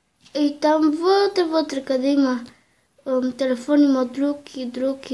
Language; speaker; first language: Bulgarian; early bilingual, heritage; Bulgarian